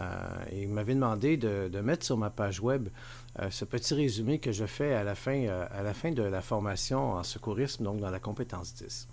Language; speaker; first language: French; native; French